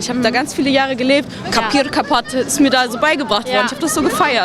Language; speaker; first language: German; native; German